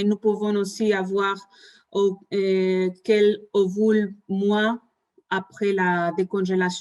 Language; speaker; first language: French; non-native, fluent; Spanish